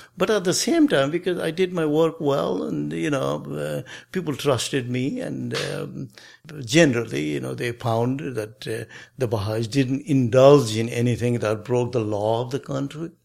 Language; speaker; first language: English; non-native, local second language; Nepali